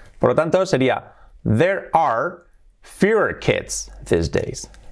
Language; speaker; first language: English; non-native, fluent; Spanish